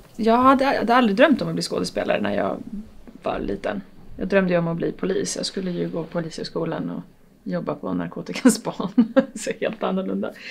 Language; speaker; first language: Swedish; native; Swedish